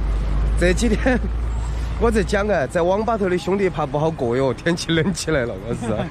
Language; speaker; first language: Chinese; native; Chinese